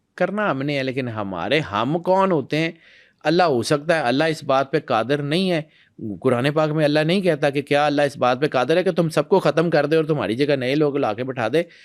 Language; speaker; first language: Urdu; non-native, local second language; Punjabi